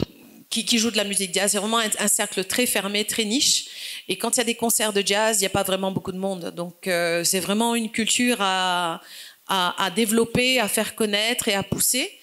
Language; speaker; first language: French; non-native, local second language; Morisyen